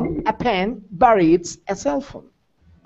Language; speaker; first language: English; non-native, fluent; Spanish